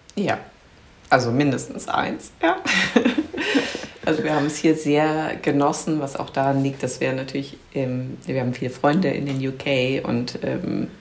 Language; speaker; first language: German; native; German